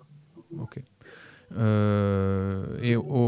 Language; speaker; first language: Portuguese; early bilingual, heritage; French